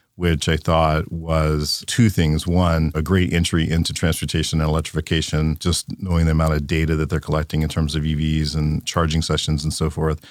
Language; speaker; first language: English; native; English